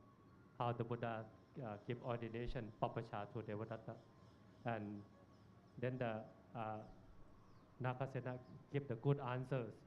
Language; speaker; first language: English; non-native, learner; Thai